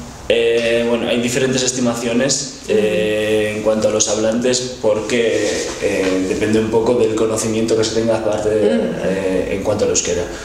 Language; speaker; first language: Spanish; non-native, local second language; Basque